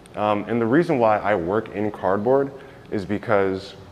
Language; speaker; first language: English; native; English